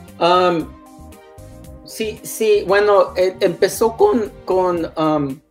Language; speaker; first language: Spanish; non-native, learner; English